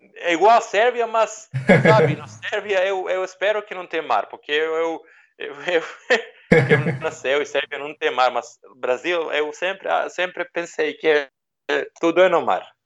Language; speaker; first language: Portuguese; non-native, learner; Serbian